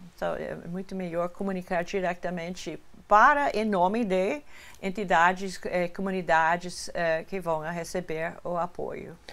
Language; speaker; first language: Portuguese; non-native, fluent; English